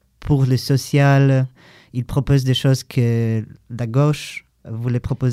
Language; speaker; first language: French; non-native, learner; Polish